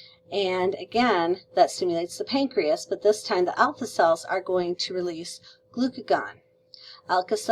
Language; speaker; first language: English; native; English